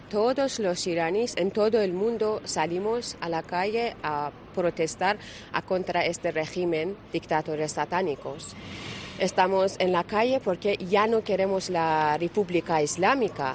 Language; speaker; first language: Spanish; non-native, learner; Persian